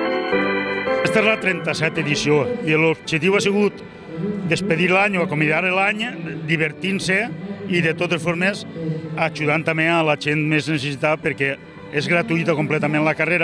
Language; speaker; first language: Catalan; native; Catalan